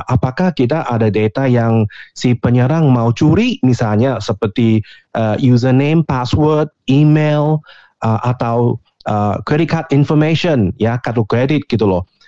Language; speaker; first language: Indonesian; non-native, fluent; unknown